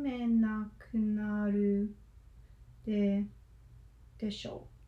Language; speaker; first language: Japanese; non-native, learner; English